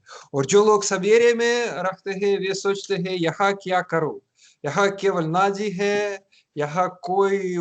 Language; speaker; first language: Hindi; non-native, learner; Russian